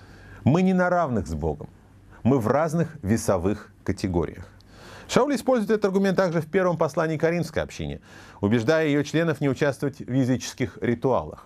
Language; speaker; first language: Russian; native; Russian